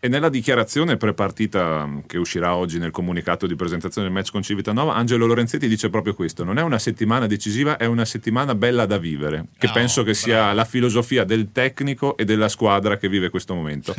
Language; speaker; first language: Italian; native; Italian